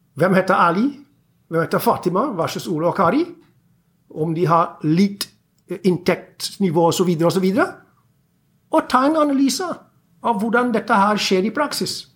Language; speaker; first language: Norwegian; non-native, fluent; English